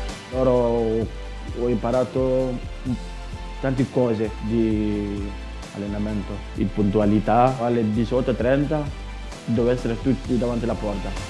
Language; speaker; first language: Italian; non-native, learner; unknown